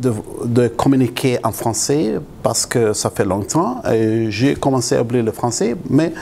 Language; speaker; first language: French; non-native, local second language; Arabic